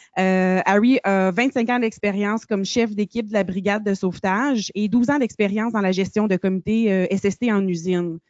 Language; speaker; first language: French; native; French